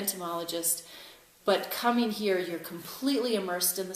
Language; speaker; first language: English; native; English